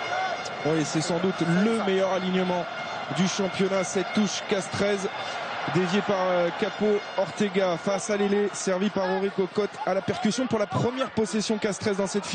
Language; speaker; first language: French; native; French